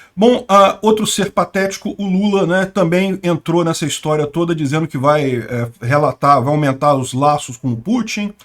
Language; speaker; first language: Portuguese; native; Portuguese